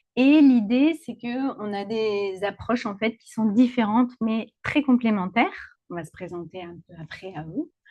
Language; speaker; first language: French; native; French